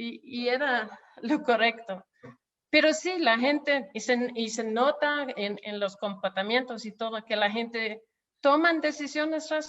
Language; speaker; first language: Spanish; non-native, fluent; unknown